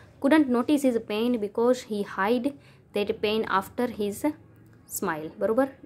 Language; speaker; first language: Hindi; non-native, local second language; Gujarati